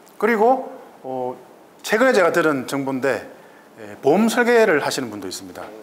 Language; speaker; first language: Korean; native; Korean